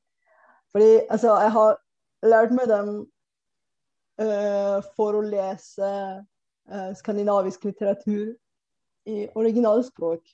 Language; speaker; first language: Norwegian; non-native, fluent; Bulgarian